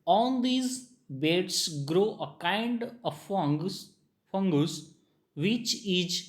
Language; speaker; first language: English; non-native, local second language; Gujarati